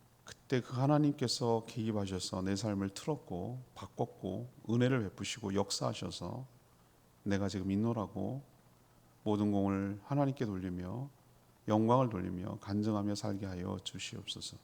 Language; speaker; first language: Korean; native; Korean